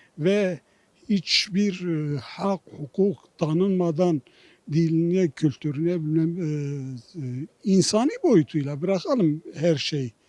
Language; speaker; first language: Turkish; non-native, local second language; Kurdish